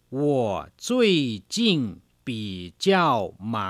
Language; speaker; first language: Chinese; non-native, fluent; Thai